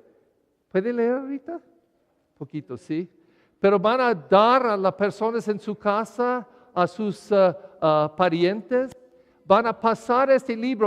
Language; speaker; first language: Spanish; non-native, learner; English